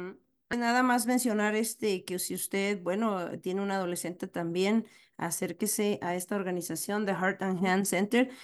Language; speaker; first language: Spanish; native; Spanish